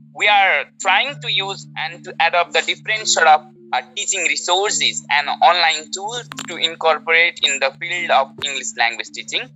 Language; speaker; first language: English; non-native, local second language; Nepali